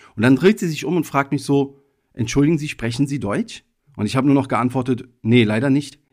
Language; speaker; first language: German; early bilingual, other home language; Italian